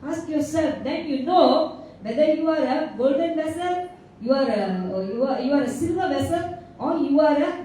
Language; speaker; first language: English; non-native, local second language; Tamil